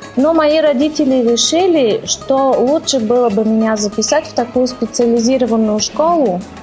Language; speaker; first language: Russian; early bilingual, heritage; Russian